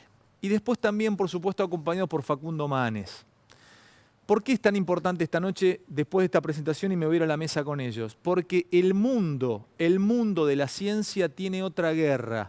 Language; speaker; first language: Spanish; native; Spanish